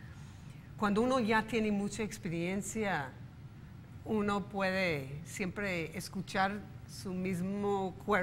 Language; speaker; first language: Spanish; non-native, fluent; English